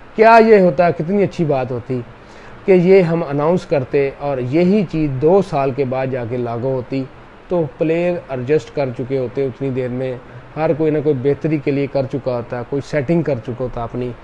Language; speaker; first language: Urdu; native; Urdu